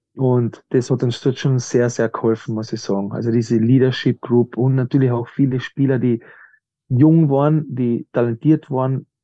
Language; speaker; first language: German; native; German